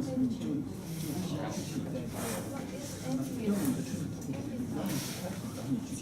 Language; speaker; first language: Chinese; native; Chinese